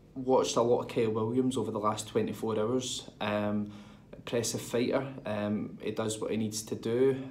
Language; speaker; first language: English; native; English